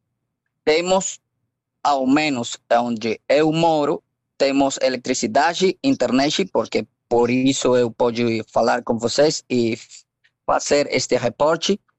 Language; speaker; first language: Portuguese; non-native, fluent; Spanish